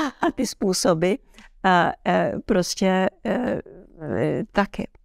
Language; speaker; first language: Czech; early bilingual, heritage; Czech